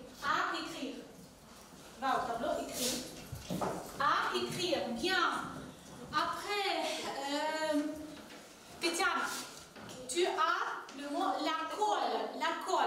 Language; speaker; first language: French; non-native, fluent; Ukrainian